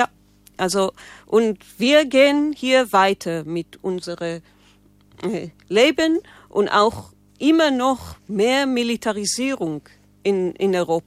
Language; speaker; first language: German; non-native, learner; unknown